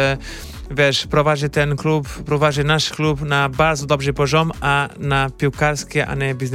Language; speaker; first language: Polish; non-native, fluent; Portuguese